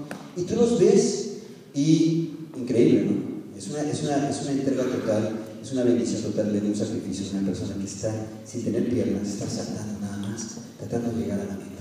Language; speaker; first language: Spanish; native; Spanish